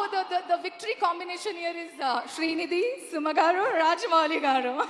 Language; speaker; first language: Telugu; non-native, learner; Kannada